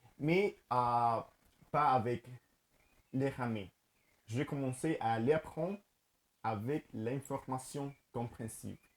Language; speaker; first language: French; non-native, learner; Spanish